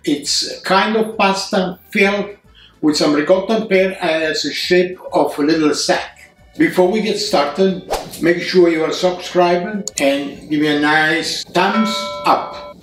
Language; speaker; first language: English; non-native, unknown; Italian